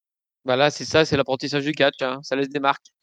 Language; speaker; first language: French; native; French